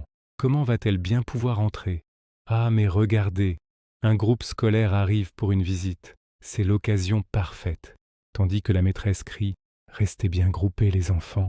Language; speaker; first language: French; native; French